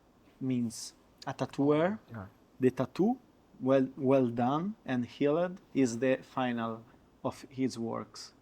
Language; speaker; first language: English; non-native, learner; Italian